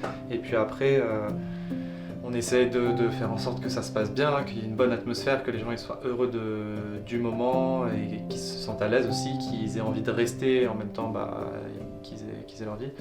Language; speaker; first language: French; native; French